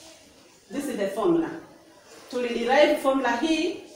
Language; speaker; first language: English; non-native, local second language; Swahili